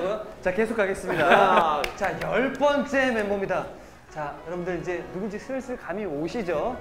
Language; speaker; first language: Korean; native; Korean